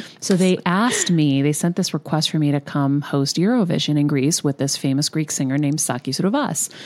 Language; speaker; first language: English; early bilingual, other home language; Greek